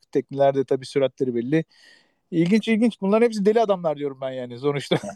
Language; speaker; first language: Turkish; native; Turkish